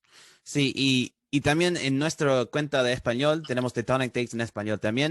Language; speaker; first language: Spanish; early bilingual, heritage; Spanish